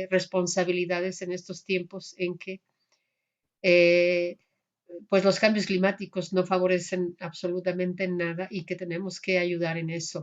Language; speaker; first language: Spanish; native; Spanish